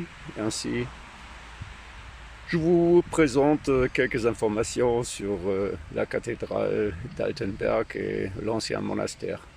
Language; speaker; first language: French; non-native, fluent; German